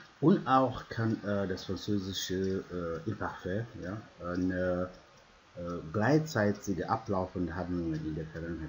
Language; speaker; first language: German; non-native, fluent; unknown